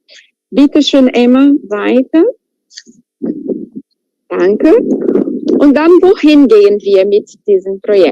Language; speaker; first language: German; non-native, fluent; Portuguese